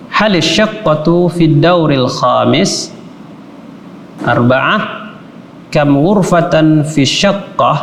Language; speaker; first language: Arabic; non-native, fluent; Indonesian